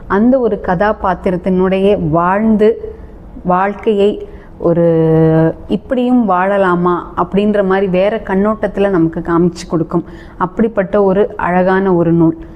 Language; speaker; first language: Tamil; native; Tamil